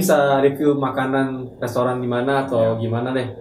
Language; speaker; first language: Indonesian; native; Indonesian